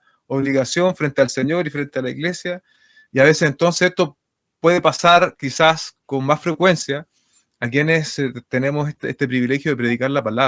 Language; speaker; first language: Spanish; native; Spanish